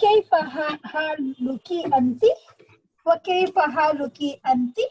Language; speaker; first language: Arabic; non-native, learner; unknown